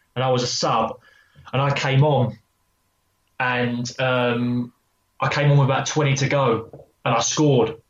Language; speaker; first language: English; native; English